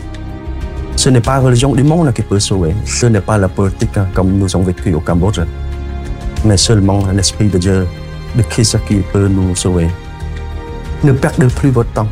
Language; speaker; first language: French; non-native, fluent; Khmer